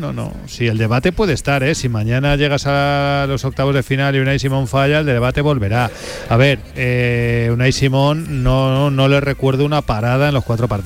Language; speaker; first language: Spanish; native; Spanish